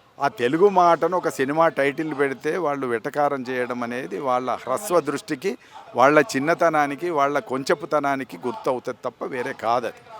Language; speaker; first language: Telugu; native; Telugu